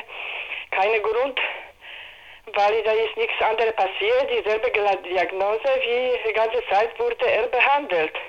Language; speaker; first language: German; non-native, learner; Polish